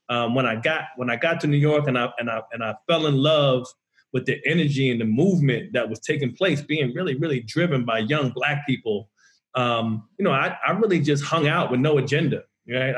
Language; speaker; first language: English; native; English